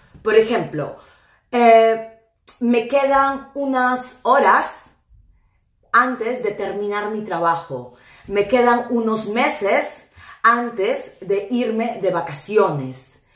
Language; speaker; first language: Spanish; non-native, fluent; English